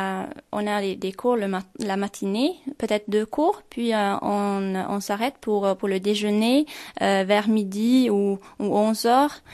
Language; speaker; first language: French; non-native, fluent; Swedish